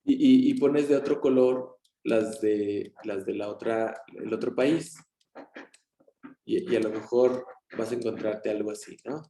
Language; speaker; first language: Spanish; native; Spanish